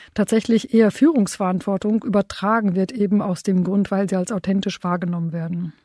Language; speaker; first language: German; early bilingual, other home language; Romanian